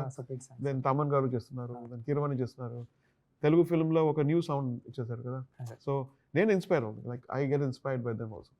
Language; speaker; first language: Telugu; non-native, learner; Tamil